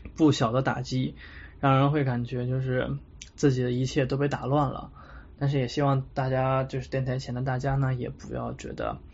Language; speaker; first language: Chinese; native; Chinese